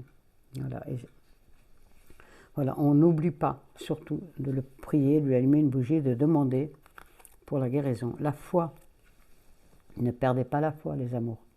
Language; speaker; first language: French; native; French